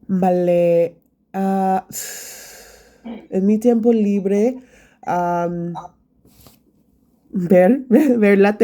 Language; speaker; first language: Spanish; non-native, learner; English